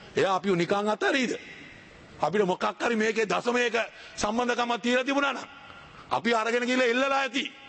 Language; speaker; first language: Sinhala; non-native, local second language; Tamil